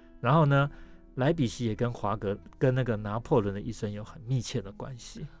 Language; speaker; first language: Chinese; native; Chinese